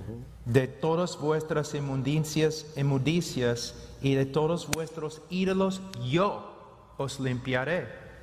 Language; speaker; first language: Spanish; non-native, fluent; English